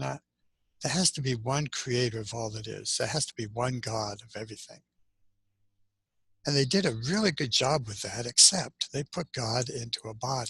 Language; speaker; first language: English; native; English